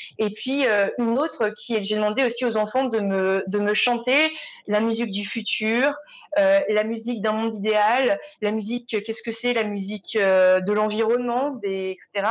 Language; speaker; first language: French; native; French